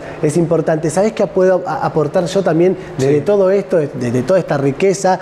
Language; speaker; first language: Spanish; native; Spanish